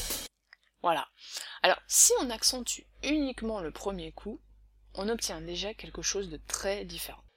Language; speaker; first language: French; native; French